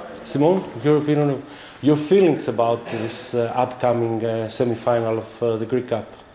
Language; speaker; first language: English; non-native, fluent; Greek